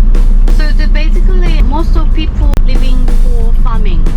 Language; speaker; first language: English; non-native, fluent; Korean